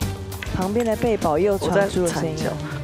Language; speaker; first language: Chinese; native; Chinese